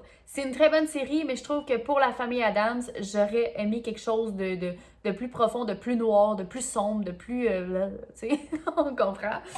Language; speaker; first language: French; native; French